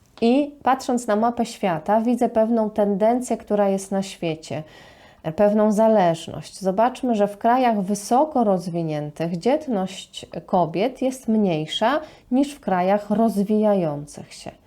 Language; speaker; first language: Polish; native; Polish